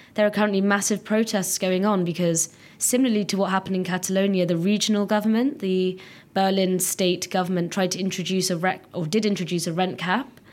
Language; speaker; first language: English; native; English